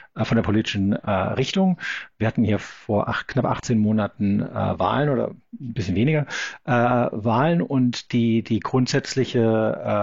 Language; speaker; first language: German; native; German